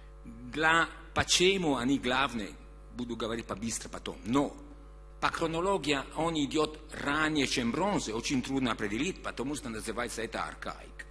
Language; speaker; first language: Russian; non-native, learner; Italian